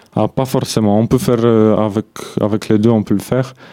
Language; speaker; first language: French; non-native, fluent; Polish